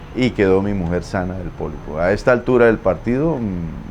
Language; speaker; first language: Spanish; native; Spanish